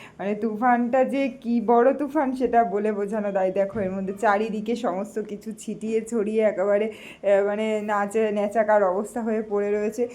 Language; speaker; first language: Bangla; native; Bangla